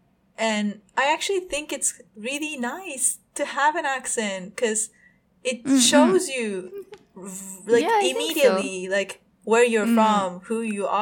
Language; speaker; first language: English; non-native, fluent; Japanese